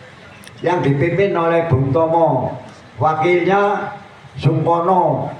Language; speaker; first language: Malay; non-native, local second language; Javanese